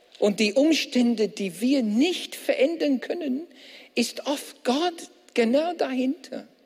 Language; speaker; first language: German; non-native, fluent; English